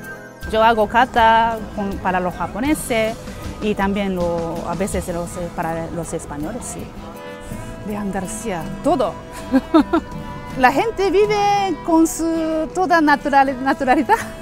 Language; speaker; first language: Spanish; non-native, learner; Japanese